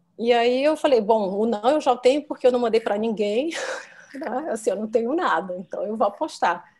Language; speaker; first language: Portuguese; native; Portuguese